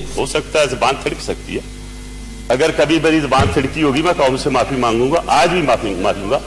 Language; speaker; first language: Urdu; non-native, local second language; Punjabi